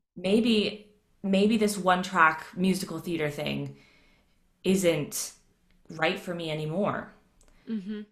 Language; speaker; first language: English; native; English